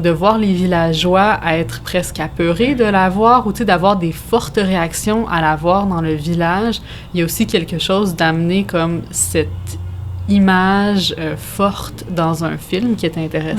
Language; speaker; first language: French; native; French